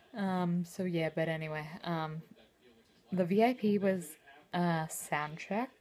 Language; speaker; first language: English; native; English